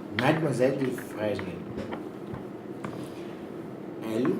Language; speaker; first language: French; non-native, learner; Portuguese